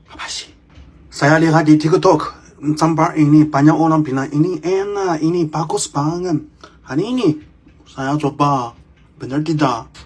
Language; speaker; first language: Indonesian; non-native, learner; Chinese